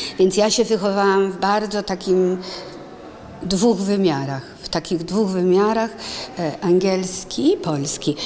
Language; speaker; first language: Polish; early bilingual, heritage; Polish